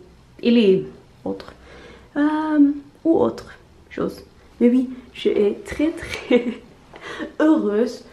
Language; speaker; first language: French; non-native, learner; Norwegian